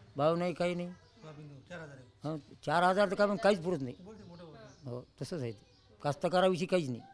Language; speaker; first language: Marathi; non-native, local second language; Lambadi